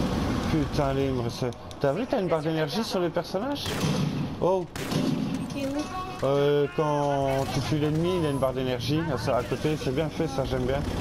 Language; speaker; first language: French; native; French